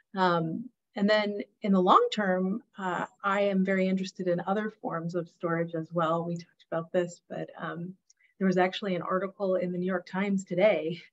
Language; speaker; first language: English; native; English